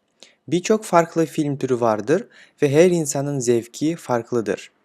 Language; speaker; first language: Turkish; non-native, fluent; Kyrgyz